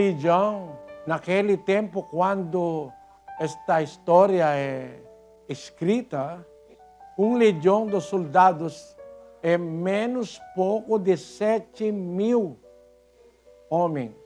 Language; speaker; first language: Portuguese; non-native, learner; Filipino